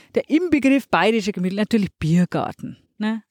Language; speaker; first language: German; non-native, local second language; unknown